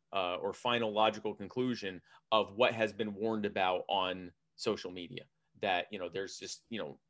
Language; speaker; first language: English; native; English